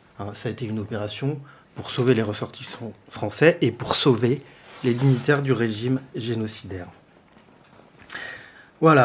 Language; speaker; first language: French; native; French